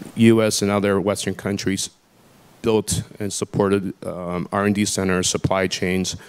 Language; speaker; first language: English; early bilingual, other home language; Akan